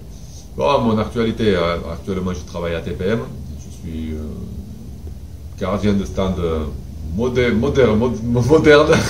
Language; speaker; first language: French; non-native, fluent; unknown